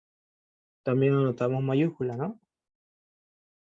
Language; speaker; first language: Spanish; native; Spanish